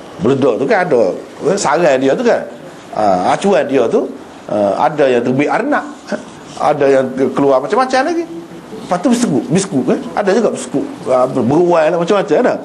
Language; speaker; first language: Malay; native; Malay